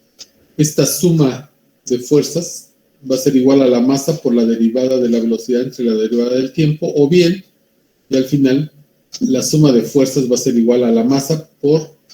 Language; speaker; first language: Spanish; native; Spanish